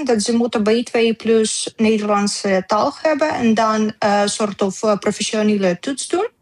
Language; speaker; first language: Dutch; non-native, learner; Ukrainian